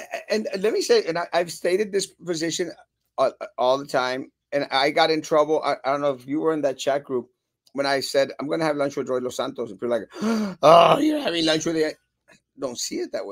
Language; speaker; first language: English; early bilingual, other home language; Spanish